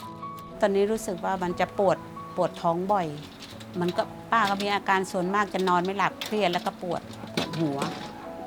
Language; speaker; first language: Thai; native; Thai